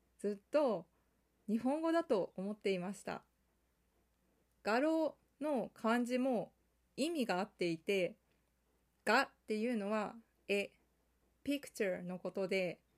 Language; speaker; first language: Japanese; non-native, fluent; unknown